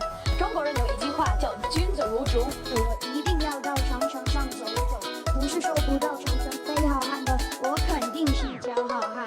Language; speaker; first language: Chinese; non-native, learner; English